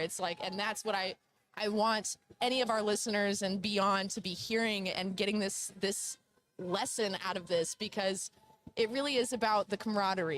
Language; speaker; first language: English; native; English